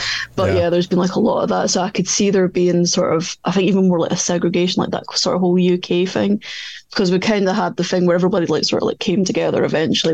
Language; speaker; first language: English; native; English